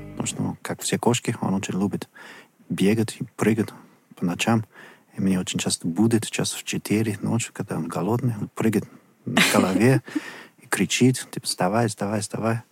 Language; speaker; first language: Russian; non-native, fluent; English